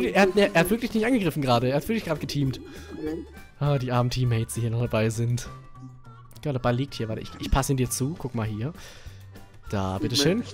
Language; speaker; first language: German; native; German